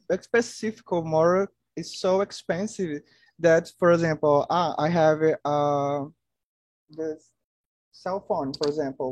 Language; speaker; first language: English; non-native, learner; Portuguese